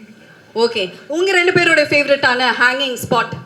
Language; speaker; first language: Tamil; native; Tamil